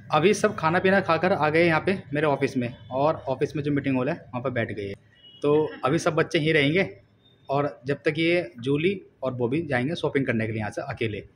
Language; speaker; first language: Hindi; native; Hindi